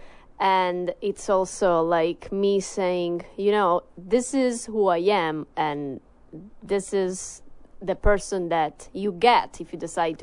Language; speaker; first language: English; non-native, fluent; Italian